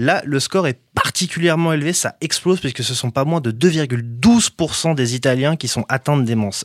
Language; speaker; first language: French; native; French